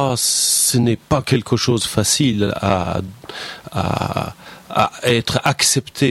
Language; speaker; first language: French; non-native, fluent; Persian